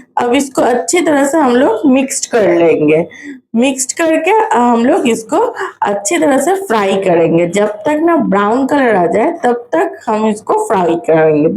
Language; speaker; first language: Hindi; non-native, local second language; Bangla